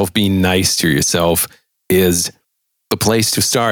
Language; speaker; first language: English; non-native, fluent; German